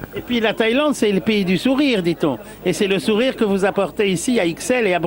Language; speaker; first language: French; native; French